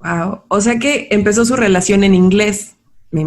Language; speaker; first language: Spanish; native; Spanish